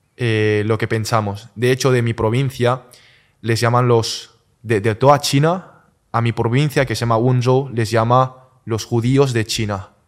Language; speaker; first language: Spanish; early bilingual, other home language; Chinese